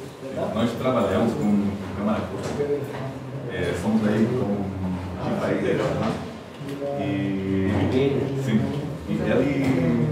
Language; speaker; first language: Portuguese; non-native, learner; Spanish